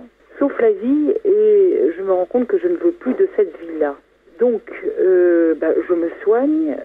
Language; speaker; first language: French; native; French